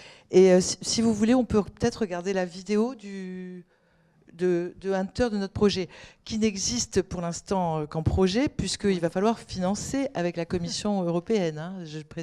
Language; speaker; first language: French; native; French